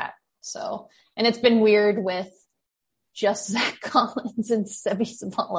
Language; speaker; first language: English; native; English